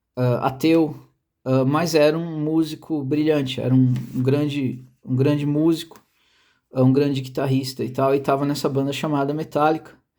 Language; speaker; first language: Portuguese; native; Portuguese